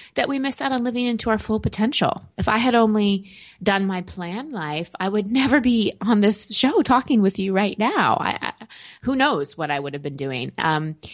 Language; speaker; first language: English; native; English